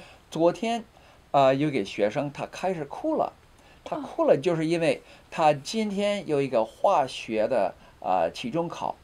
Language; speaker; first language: Chinese; non-native, fluent; English